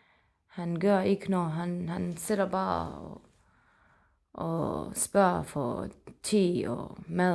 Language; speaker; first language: Danish; non-native, fluent; Arabic